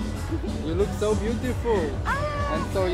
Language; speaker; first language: English; non-native, learner; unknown